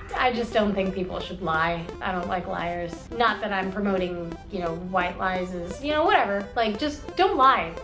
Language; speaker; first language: English; native; English